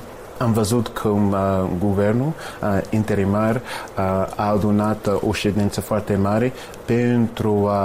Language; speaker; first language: Romanian; non-native, fluent; English